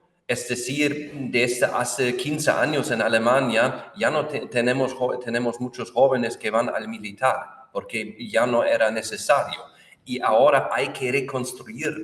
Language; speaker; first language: Spanish; non-native, fluent; German